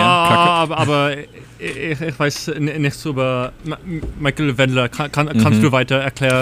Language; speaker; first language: German; non-native, learner; English